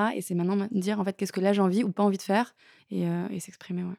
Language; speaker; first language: French; native; French